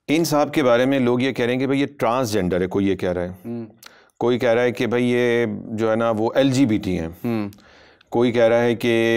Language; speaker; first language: Urdu; native; Urdu